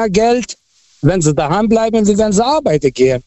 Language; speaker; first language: German; non-native, fluent; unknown